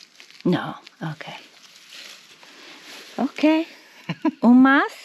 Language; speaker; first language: Spanish; non-native, learner; English